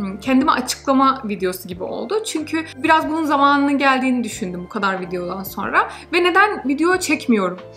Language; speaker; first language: Turkish; early bilingual, heritage; Turkish